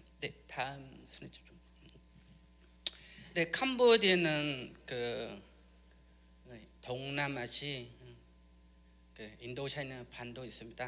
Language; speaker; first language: Korean; non-native, learner; Khmer